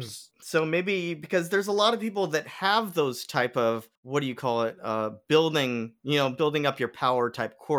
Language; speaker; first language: English; native; English